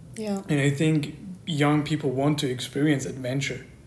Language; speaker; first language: English; non-native, fluent; Persian